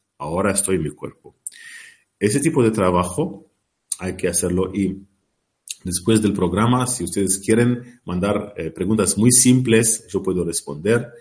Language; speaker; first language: Spanish; non-native, learner; Arabic